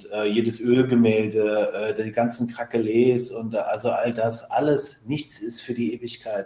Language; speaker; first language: German; native; German